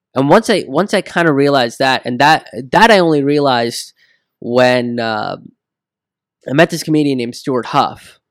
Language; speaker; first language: English; early bilingual, other home language; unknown